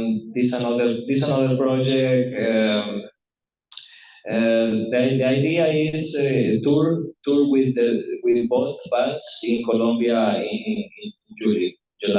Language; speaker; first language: English; non-native, learner; Spanish